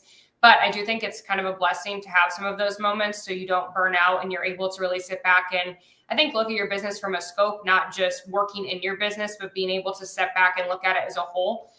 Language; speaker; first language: English; native; English